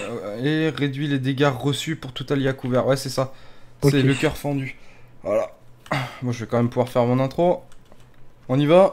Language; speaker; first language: French; native; French